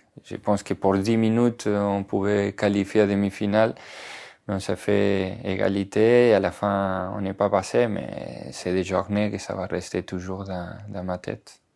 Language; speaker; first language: French; non-native, fluent; Spanish